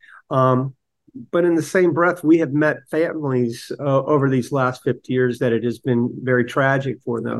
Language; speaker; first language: English; native; English